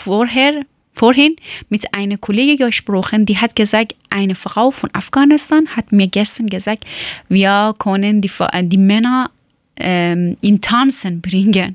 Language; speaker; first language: German; non-native, learner; Persian